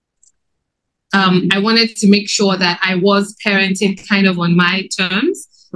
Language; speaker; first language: English; non-native, local second language; Yoruba